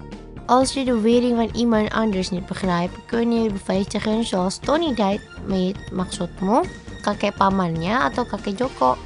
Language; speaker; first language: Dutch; non-native, learner; Indonesian